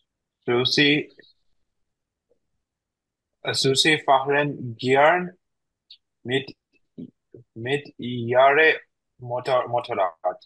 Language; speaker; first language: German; non-native, learner; Bangla